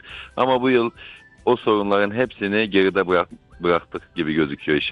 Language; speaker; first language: Turkish; native; Turkish